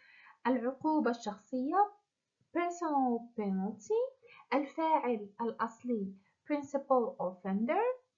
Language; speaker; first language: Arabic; native; Arabic